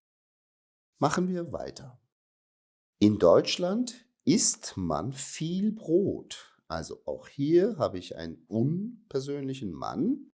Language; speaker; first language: German; native; German